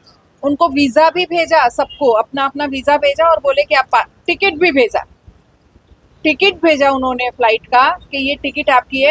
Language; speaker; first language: Hindi; non-native, local second language; Marathi